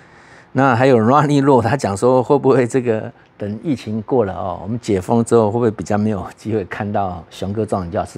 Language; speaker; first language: Chinese; native; Chinese